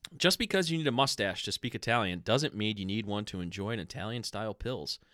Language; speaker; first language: English; early bilingual, other home language; Italian